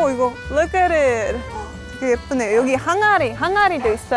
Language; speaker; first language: Korean; non-native, fluent; Estonian